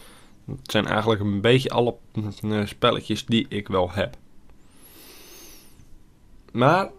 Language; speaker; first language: Dutch; native; Dutch